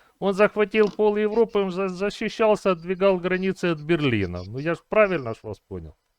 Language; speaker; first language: Russian; non-native, local second language; Ukrainian